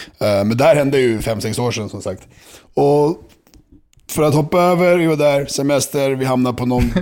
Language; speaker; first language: Swedish; early bilingual, other home language; Serbian